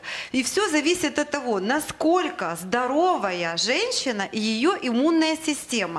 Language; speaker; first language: Russian; native; Russian